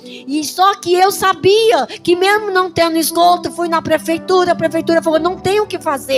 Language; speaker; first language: Portuguese; native; Portuguese